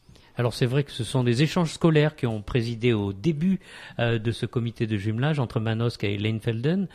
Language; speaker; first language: French; native; French